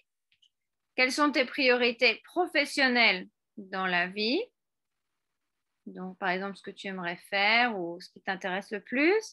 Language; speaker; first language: French; non-native, fluent; Spanish